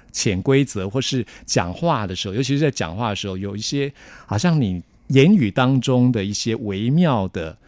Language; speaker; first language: Chinese; native; Chinese